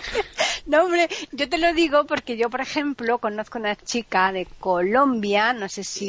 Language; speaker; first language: Spanish; native; Spanish